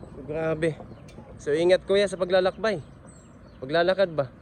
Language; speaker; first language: Filipino; non-native, local second language; Bikol